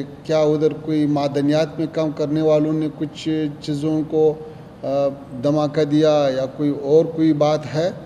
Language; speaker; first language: Hindi; non-native, fluent; Pashto